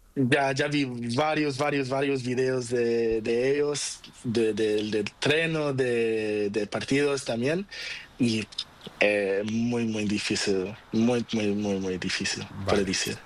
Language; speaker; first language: Spanish; non-native, learner; Portuguese